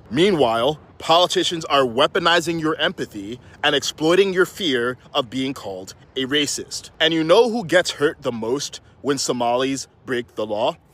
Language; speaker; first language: English; early bilingual, other home language; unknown